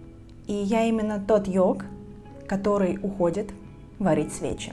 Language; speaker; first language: Russian; native; Russian